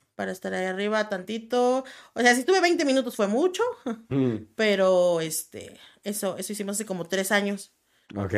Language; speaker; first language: Spanish; native; Spanish